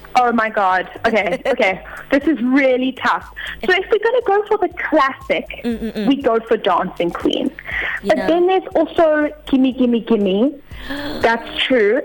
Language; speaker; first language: English; native; English